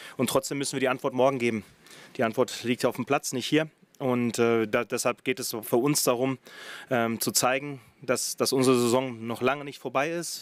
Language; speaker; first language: German; native; German